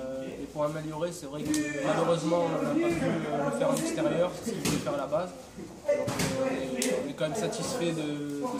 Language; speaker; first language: French; native; French